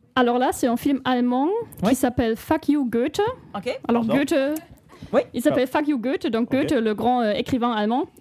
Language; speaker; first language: French; non-native, fluent; German